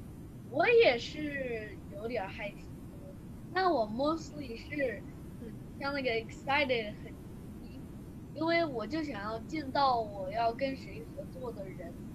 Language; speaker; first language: Chinese; early bilingual, other home language; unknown